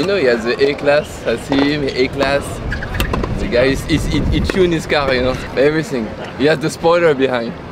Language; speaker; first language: English; non-native, fluent; French